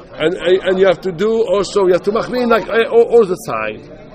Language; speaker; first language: English; non-native, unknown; Hebrew